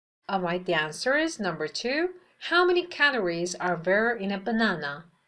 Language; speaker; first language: English; non-native, fluent; Persian